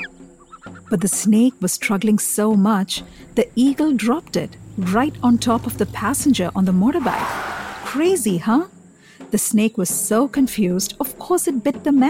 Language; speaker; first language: English; non-native, local second language; Malayalam